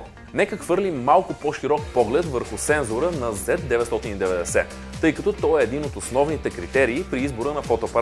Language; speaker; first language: Bulgarian; native; Bulgarian